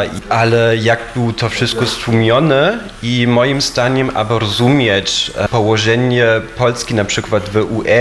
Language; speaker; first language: Polish; non-native, fluent; German